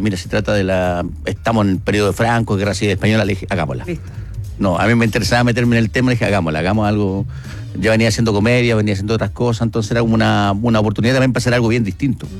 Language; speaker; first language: Spanish; native; Spanish